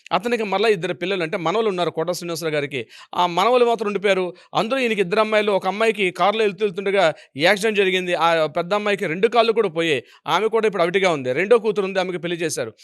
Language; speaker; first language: Telugu; native; Telugu